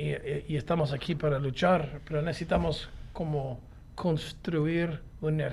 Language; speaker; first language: Spanish; non-native, fluent; English